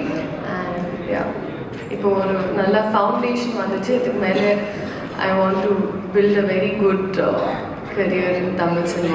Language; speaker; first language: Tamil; non-native, fluent; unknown